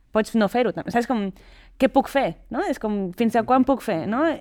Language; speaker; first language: Catalan; non-native, local second language; Spanish